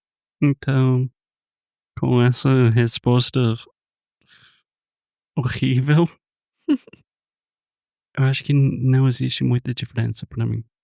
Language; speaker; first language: Portuguese; non-native, fluent; English